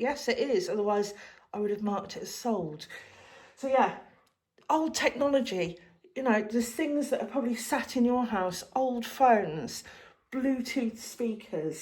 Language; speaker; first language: English; native; English